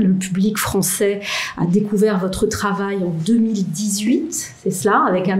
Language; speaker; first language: French; native; French